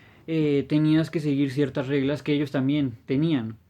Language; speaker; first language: Spanish; native; Spanish